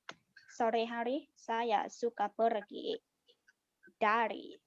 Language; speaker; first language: Indonesian; non-native, learner; Thai